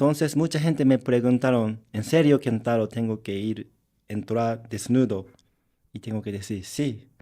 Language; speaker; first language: Spanish; non-native, learner; Japanese